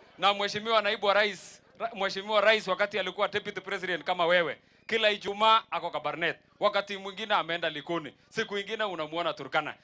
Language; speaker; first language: Swahili; native; Swahili